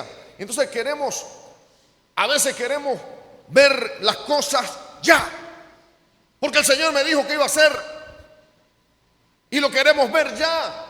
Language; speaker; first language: Spanish; native; Spanish